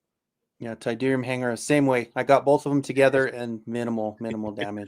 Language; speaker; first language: English; native; English